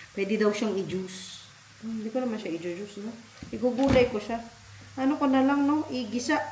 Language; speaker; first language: Filipino; non-native, local second language; Pampanga